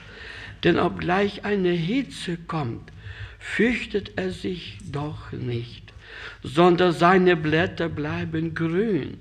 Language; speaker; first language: German; non-native, fluent; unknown